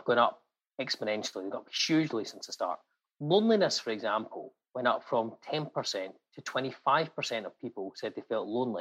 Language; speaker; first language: English; native; English